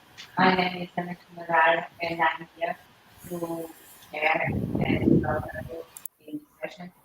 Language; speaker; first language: English; non-native, fluent; Portuguese